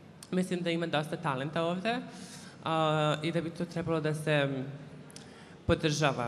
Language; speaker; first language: Serbian; early bilingual, heritage; Serbian